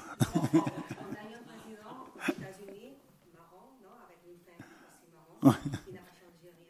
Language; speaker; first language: French; non-native, learner; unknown